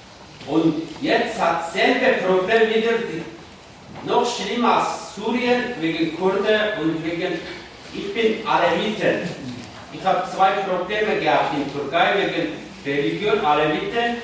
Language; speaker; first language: German; non-native, learner; Kurdish